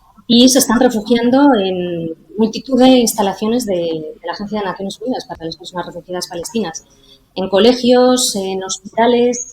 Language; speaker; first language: Spanish; native; Spanish